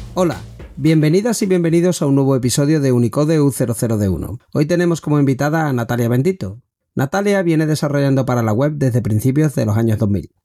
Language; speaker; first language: Spanish; native; Spanish